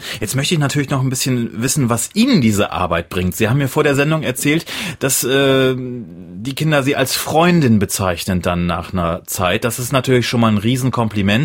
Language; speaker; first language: German; native; German